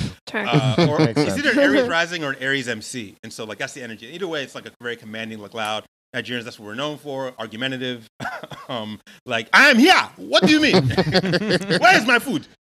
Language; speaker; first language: English; native; English